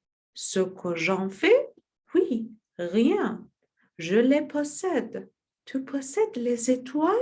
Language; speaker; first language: French; non-native, learner; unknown